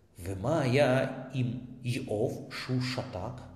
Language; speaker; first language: Hebrew; non-native, fluent; Russian